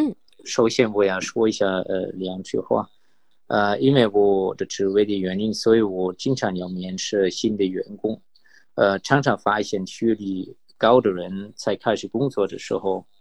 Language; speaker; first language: Chinese; non-native, fluent; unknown